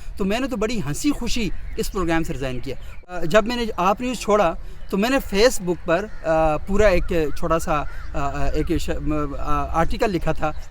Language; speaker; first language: Urdu; non-native, local second language; Northern Hindko